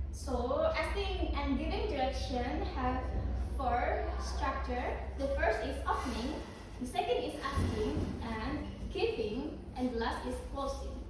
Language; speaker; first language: English; non-native, fluent; Indonesian